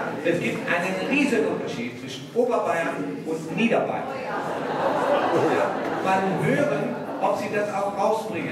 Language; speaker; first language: German; native; German